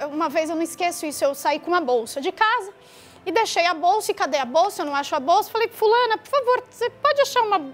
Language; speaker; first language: Portuguese; native; Portuguese